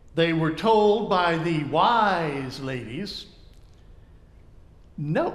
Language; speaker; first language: English; native; English